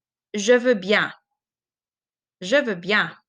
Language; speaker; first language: French; non-native, fluent; English